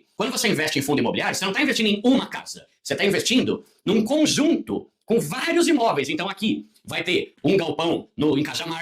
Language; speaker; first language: Portuguese; native; Portuguese